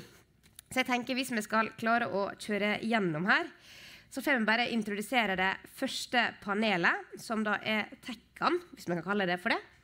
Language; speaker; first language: Norwegian; native; Norwegian